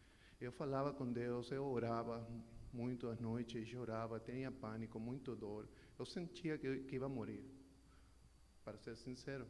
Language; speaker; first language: Portuguese; non-native, learner; Spanish